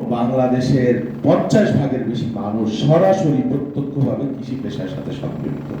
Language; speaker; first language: Bangla; native; Bangla